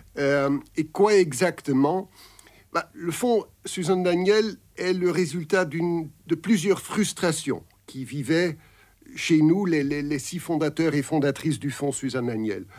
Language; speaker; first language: French; non-native, local second language; Dutch